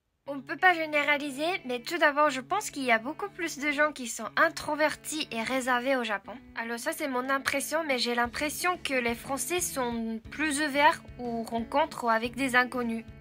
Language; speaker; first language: French; non-native, fluent; Japanese